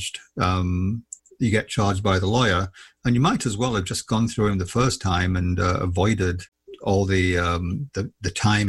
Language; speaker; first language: English; native; English